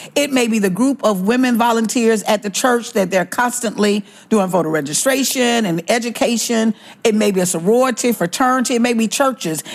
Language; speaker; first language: English; native; English